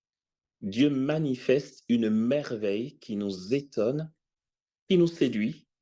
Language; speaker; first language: French; native; French